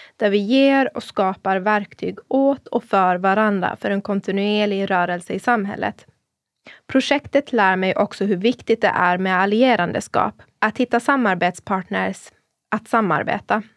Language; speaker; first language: Swedish; native; Swedish